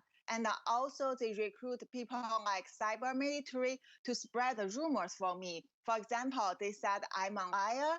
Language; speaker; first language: English; non-native, fluent; Chinese